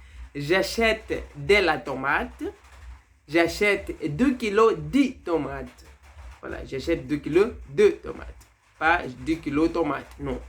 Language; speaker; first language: French; non-native, fluent; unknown